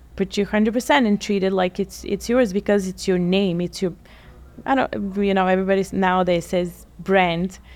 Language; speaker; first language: English; non-native, fluent; Bulgarian